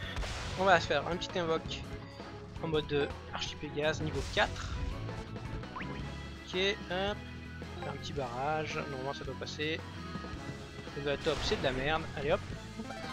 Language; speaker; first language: French; native; French